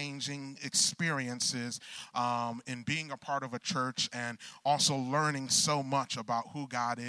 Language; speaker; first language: English; native; English